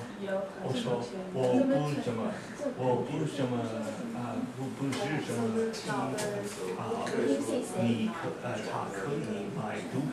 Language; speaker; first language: Chinese; non-native, learner; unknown